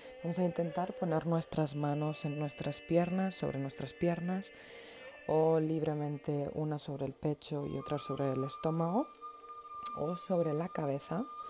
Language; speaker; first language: Spanish; native; Spanish